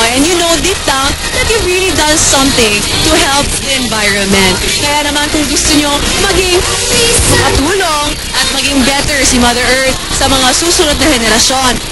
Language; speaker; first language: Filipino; non-native, fluent; Korean